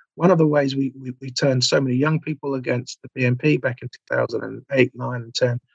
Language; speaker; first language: English; native; English